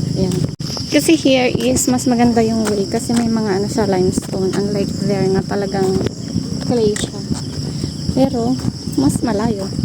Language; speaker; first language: Filipino; native; Filipino